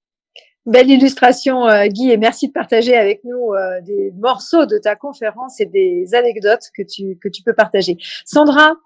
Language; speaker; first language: French; native; French